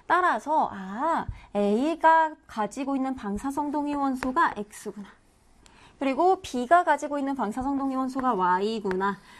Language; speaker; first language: Korean; native; Korean